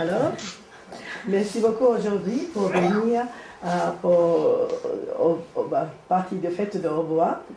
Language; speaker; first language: French; non-native, learner; Japanese